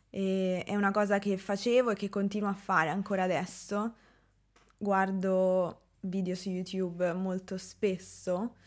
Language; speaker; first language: Italian; native; Italian